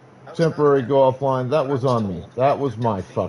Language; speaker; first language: English; native; English